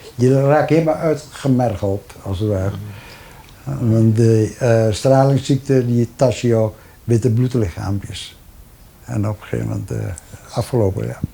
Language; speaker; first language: Dutch; early bilingual, other home language; Javanese